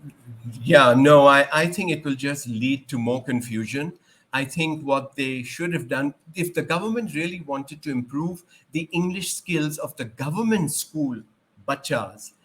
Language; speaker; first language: English; non-native, local second language; Urdu